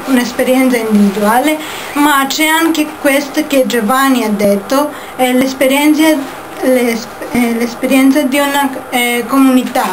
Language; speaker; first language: Italian; non-native, fluent; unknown